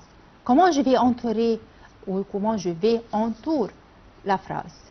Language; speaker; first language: French; non-native, fluent; Arabic